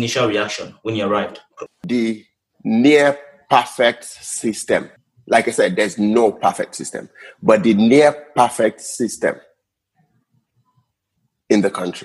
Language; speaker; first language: English; non-native, local second language; Yoruba